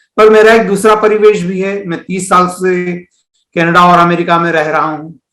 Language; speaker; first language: Hindi; native; Hindi